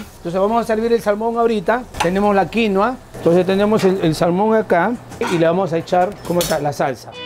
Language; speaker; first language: Spanish; native; Spanish